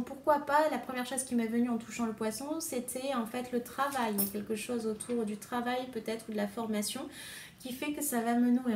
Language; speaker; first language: French; native; French